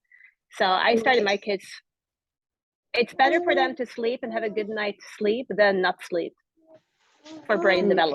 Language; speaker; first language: English; non-native, fluent; Swedish